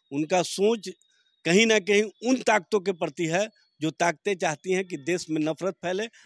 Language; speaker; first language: Hindi; native; Hindi